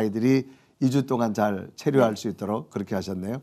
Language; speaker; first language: Korean; native; Korean